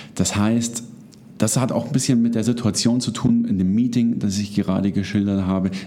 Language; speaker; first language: German; native; German